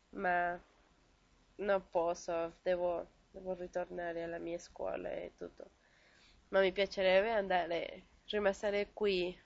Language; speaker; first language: Italian; non-native, learner; Spanish